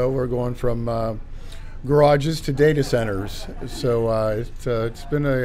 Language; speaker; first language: English; native; English